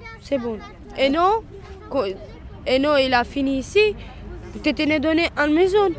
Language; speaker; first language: French; non-native, learner; Romanian